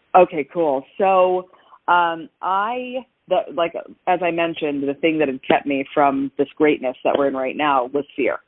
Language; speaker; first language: English; native; English